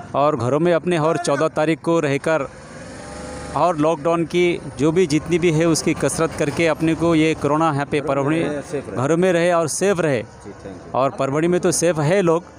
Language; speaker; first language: Hindi; non-native, local second language; Urdu